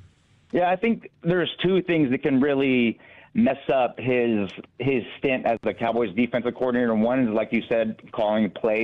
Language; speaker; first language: English; native; English